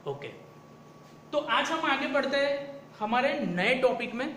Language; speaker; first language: Hindi; non-native, local second language; Gujarati